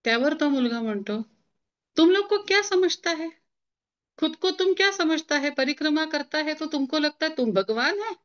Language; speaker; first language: Hindi; non-native, local second language; Marathi